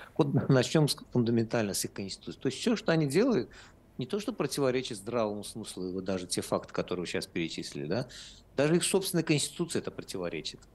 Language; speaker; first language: Russian; non-native, local second language; Azerbaijani